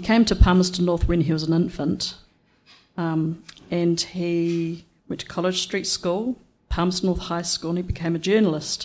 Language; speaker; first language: English; native; English